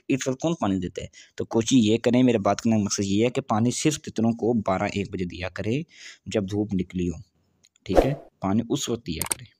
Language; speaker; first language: Urdu; non-native, local second language; Punjabi